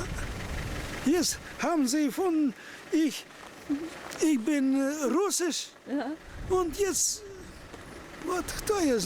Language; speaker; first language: German; early bilingual, heritage; German